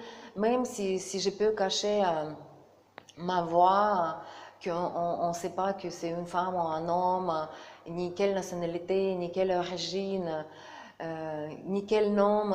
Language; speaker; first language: French; non-native, learner; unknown